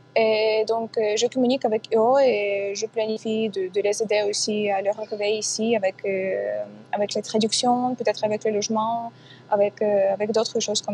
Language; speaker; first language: French; non-native, fluent; Ukrainian